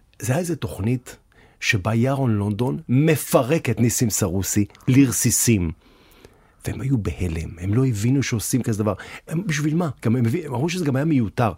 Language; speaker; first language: Hebrew; native; Hebrew